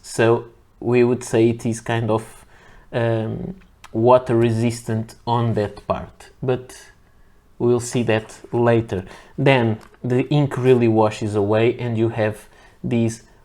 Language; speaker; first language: English; non-native, fluent; Portuguese